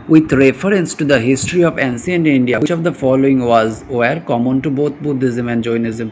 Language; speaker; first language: English; non-native, local second language; Bangla